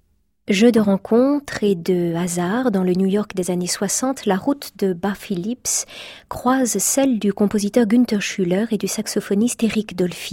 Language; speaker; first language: French; native; French